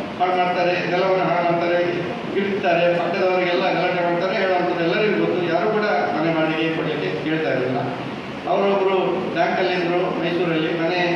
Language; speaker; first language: Kannada; native; Kannada